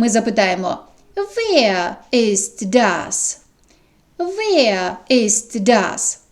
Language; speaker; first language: German; non-native, fluent; Ukrainian